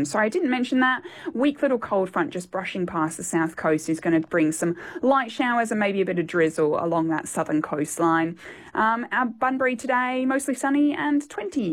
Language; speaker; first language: English; native; English